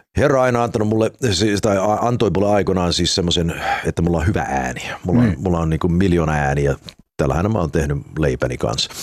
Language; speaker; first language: Finnish; early bilingual, heritage; Finnish